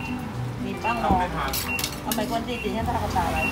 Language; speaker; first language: Chinese; non-native, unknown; Thai